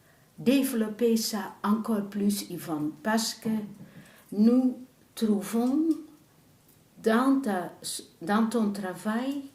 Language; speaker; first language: French; non-native, fluent; Dutch